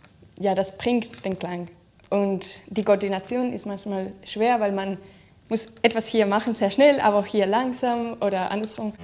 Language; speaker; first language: German; non-native, fluent; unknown